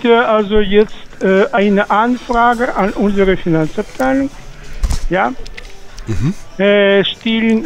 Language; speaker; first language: German; non-native, fluent; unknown